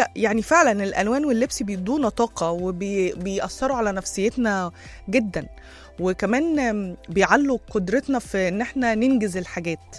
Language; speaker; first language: Arabic; native; Arabic